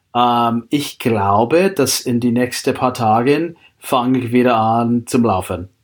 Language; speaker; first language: German; non-native, fluent; English